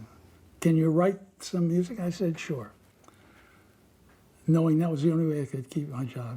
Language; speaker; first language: English; native; English